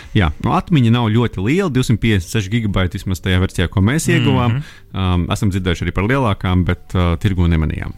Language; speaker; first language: Latvian; native; Latvian